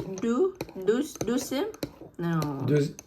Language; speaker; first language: French; non-native, learner; Thai